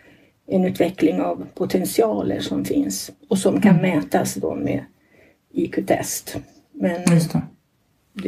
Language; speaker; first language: Swedish; non-native, fluent; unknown